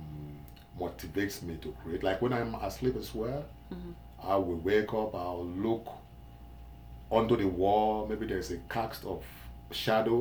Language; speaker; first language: English; non-native, local second language; Igbo